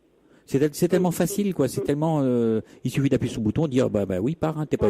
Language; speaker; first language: French; native; French